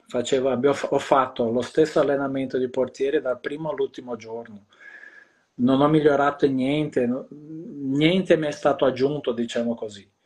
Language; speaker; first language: Italian; non-native, fluent; Portuguese